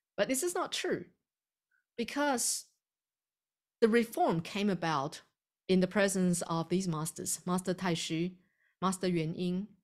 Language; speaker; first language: English; early bilingual, other home language; Chinese